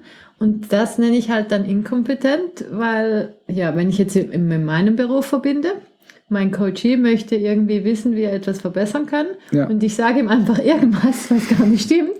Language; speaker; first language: German; native; German